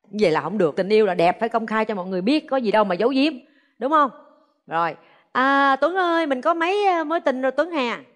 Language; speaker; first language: Vietnamese; native; Vietnamese